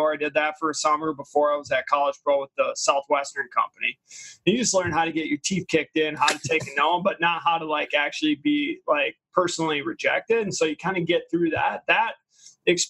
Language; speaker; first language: English; native; English